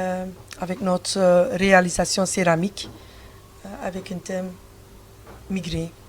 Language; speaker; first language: French; non-native, fluent; Turkish